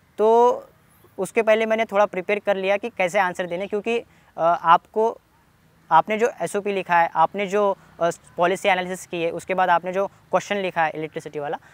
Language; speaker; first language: Hindi; non-native, local second language; Marathi